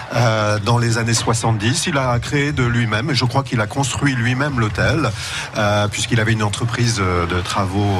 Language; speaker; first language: French; native; French